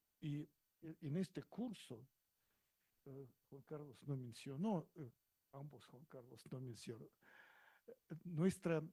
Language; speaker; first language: Spanish; non-native, learner; Russian